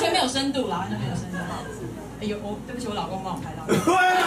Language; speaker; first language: Chinese; native; Chinese